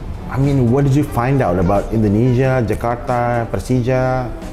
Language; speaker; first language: English; non-native, fluent; Indonesian